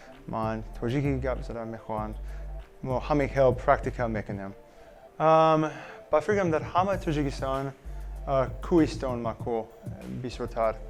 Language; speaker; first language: Persian; non-native, learner; English